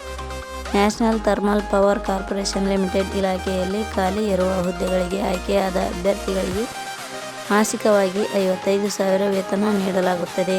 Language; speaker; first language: Kannada; native; Kannada